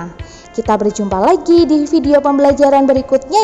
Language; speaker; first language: Indonesian; native; Indonesian